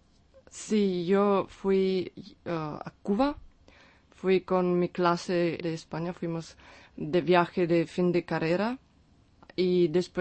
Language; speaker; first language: Spanish; non-native, fluent; Czech